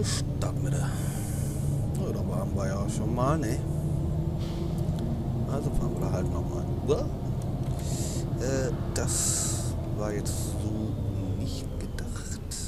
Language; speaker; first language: German; native; German